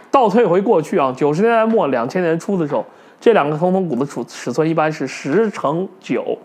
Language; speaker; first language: Chinese; native; Chinese